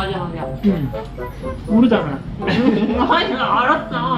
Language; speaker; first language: Korean; non-native, learner; Japanese